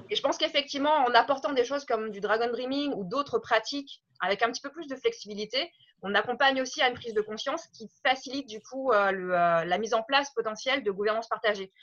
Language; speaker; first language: French; native; French